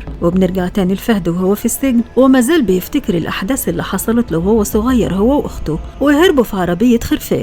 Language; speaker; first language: Arabic; native; Arabic